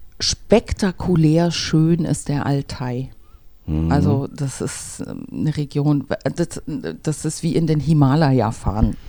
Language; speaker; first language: German; native; German